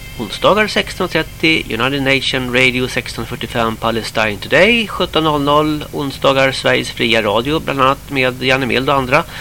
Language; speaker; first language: Swedish; native; Swedish